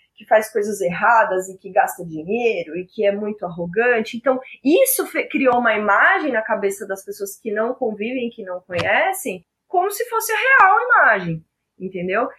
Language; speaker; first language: Portuguese; native; Portuguese